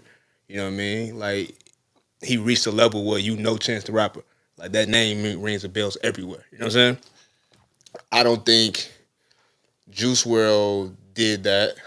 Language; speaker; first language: English; native; English